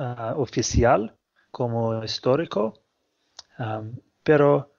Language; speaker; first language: Spanish; non-native, fluent; English